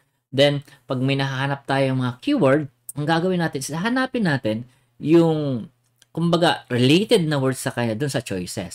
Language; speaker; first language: Filipino; native; Filipino